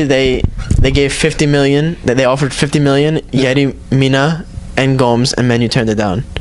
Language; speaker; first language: English; native; English